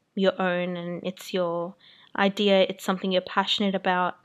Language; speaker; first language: English; native; English